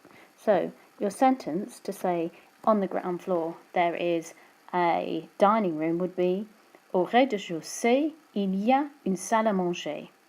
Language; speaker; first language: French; non-native, fluent; English